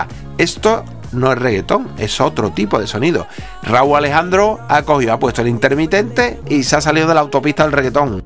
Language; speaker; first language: Spanish; native; Spanish